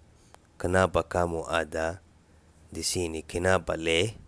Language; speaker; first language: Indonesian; non-native, fluent; Arabic